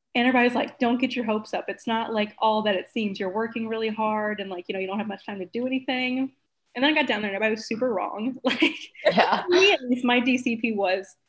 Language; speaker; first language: English; native; English